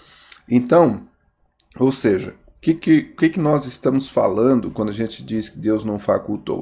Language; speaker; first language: Portuguese; native; Portuguese